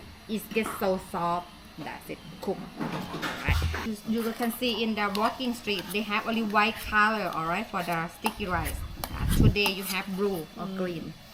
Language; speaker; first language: English; non-native, learner; Thai